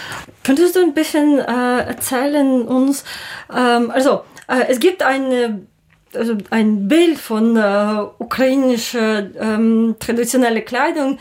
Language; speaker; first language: German; non-native, learner; Ukrainian